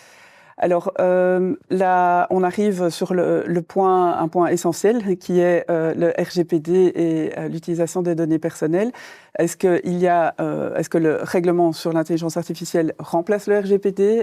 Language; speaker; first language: French; native; French